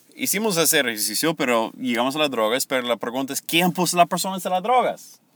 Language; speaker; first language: Spanish; non-native, fluent; English